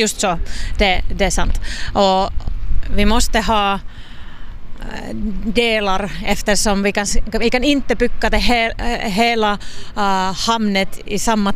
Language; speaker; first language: Swedish; non-native, local second language; Finnish